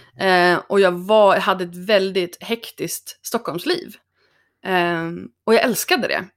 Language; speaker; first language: Swedish; native; Swedish